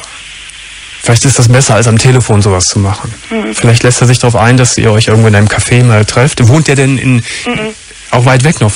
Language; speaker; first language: German; native; German